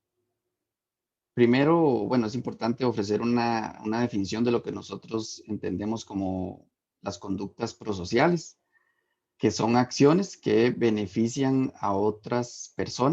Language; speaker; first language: Spanish; native; Spanish